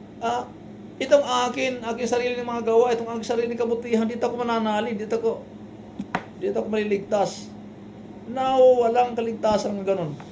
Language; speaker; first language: Filipino; non-native, local second language; Waray